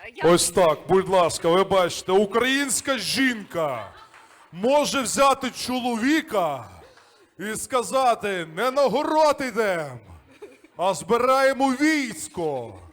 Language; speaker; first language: Ukrainian; native; Ukrainian